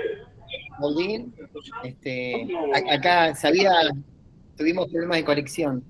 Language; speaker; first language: Spanish; native; Spanish